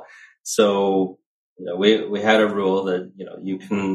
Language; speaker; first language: English; native; English